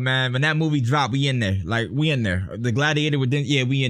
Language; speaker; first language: English; native; English